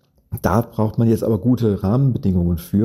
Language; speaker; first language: German; native; German